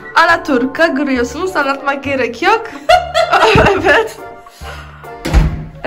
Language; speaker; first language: Turkish; non-native, learner; Polish